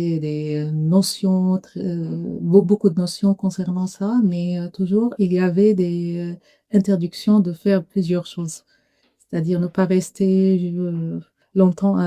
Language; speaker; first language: French; non-native, learner; Arabic